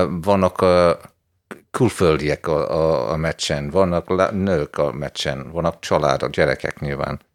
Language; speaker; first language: Hungarian; non-native, fluent; English